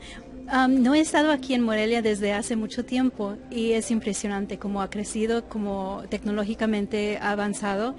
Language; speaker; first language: Spanish; early bilingual, heritage; English